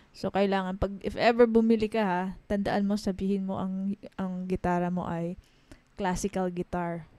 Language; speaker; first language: Filipino; native; Filipino